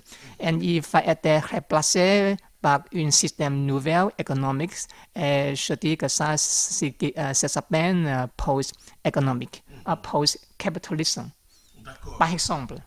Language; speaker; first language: French; non-native, learner; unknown